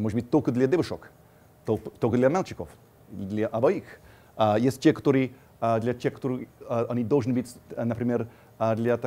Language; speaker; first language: Russian; non-native, fluent; English